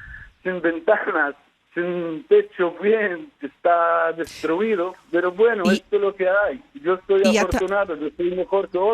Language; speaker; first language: Spanish; non-native, fluent; Arabic